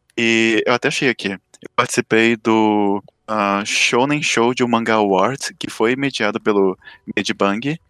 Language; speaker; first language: Portuguese; native; Portuguese